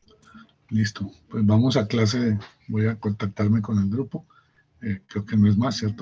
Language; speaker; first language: Spanish; native; Spanish